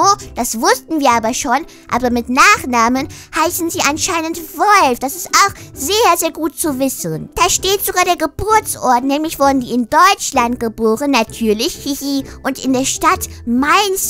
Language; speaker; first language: German; native; German